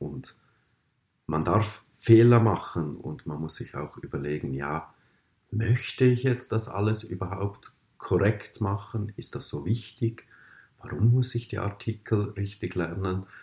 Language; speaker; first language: German; native; German